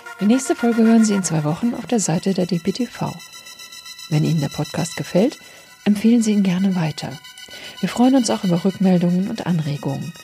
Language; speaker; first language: German; native; German